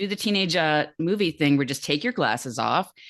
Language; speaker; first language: English; native; English